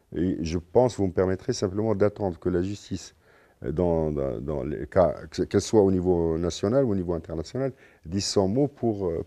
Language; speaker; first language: French; non-native, local second language; Arabic